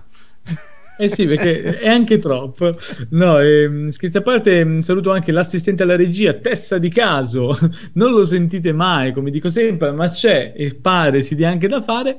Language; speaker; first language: Italian; native; Italian